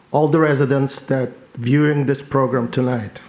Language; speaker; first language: English; non-native, fluent; Ukrainian